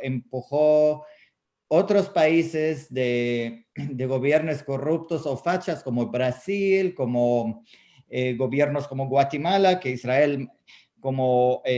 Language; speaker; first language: Spanish; non-native, fluent; Arabic